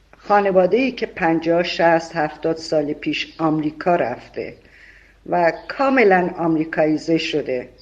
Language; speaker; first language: Persian; non-native, local second language; Armenian